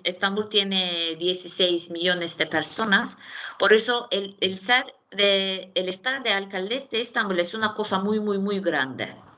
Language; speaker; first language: Spanish; non-native, fluent; Turkish